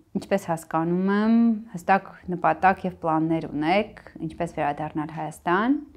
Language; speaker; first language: Armenian; native; Armenian